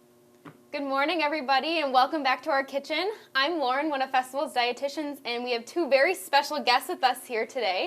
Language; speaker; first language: English; native; English